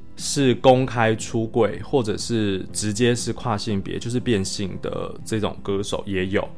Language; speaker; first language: Chinese; native; Chinese